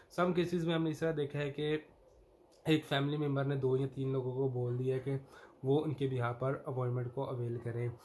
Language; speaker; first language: Urdu; non-native, local second language; Punjabi